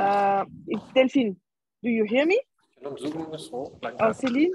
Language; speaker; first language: English; non-native, fluent; French